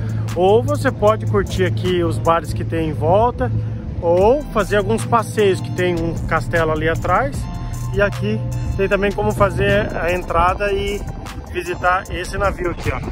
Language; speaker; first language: Portuguese; native; Portuguese